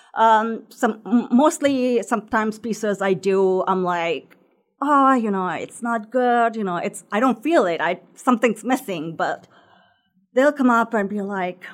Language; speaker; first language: English; non-native, local second language; Sinhala